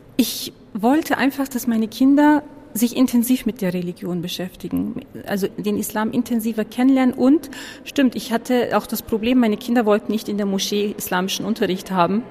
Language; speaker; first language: German; early bilingual, other home language; Turkish